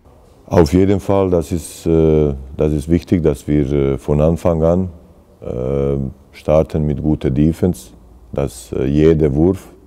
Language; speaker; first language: German; non-native, fluent; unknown